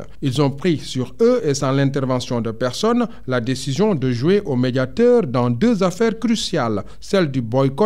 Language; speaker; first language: French; non-native, local second language; Wolof